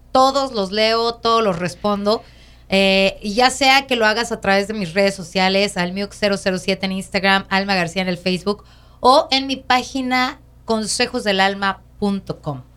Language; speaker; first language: Spanish; native; Spanish